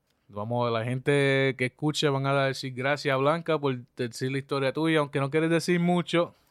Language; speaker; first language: Spanish; early bilingual, other home language; English